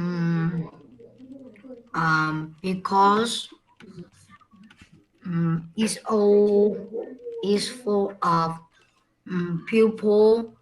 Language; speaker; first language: English; non-native, learner; Vietnamese